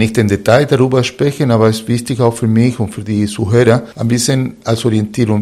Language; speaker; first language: German; non-native, fluent; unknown